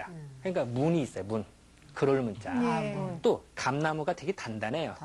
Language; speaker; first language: Korean; native; Korean